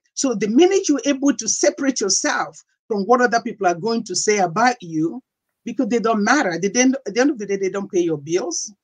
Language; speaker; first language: English; non-native, local second language; Igbo